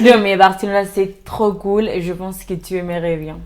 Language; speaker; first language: French; non-native, fluent; Spanish